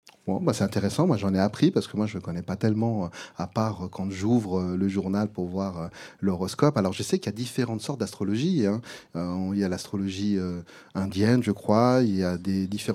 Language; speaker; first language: French; native; French